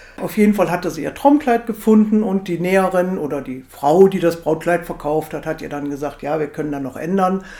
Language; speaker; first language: German; native; German